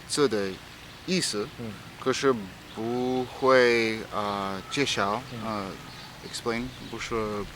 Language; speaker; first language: Chinese; non-native, learner; English